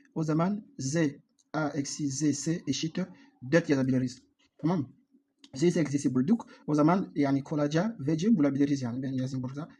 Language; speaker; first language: Turkish; non-native, learner; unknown